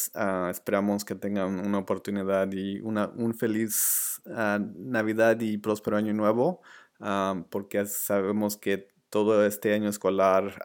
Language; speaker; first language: Spanish; early bilingual, other home language; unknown